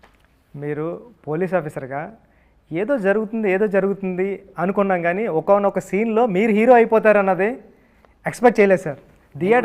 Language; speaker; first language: Telugu; native; Telugu